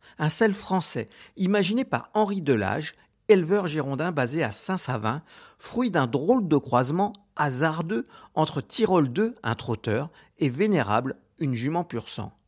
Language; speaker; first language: French; native; French